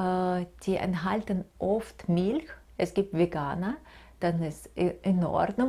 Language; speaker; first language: German; non-native, fluent; Russian